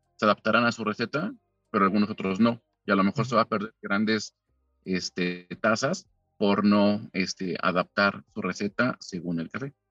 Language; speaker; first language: Spanish; native; Spanish